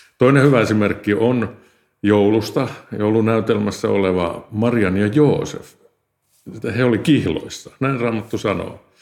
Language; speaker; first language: Finnish; native; Finnish